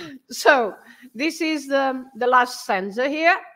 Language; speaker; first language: English; non-native, fluent; Portuguese